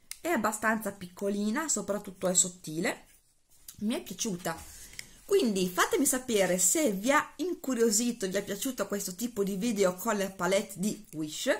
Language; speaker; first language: Italian; native; Italian